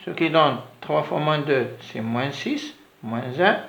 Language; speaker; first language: French; non-native, local second language; Arabic